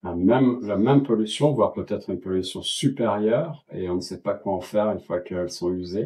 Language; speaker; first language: French; native; French